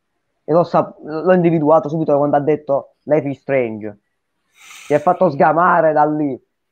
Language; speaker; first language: Italian; native; Italian